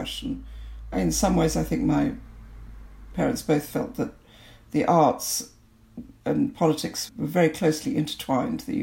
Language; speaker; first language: English; non-native, local second language; Bangla